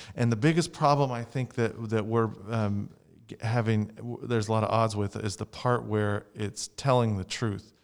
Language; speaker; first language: English; native; English